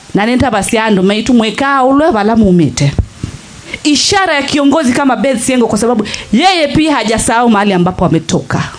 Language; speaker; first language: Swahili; non-native, local second language; Kamba